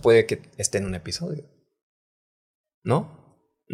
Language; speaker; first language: Spanish; native; Spanish